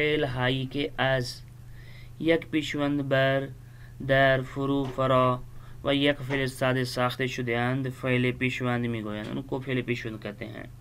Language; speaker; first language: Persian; non-native, fluent; Urdu